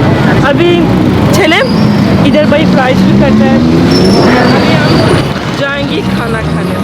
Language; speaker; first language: Hindi; non-native, learner; Turkish